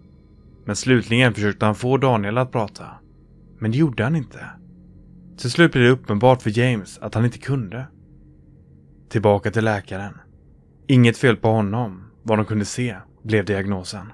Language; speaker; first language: Swedish; native; Swedish